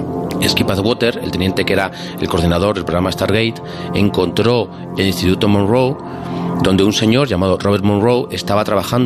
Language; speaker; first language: Spanish; native; Spanish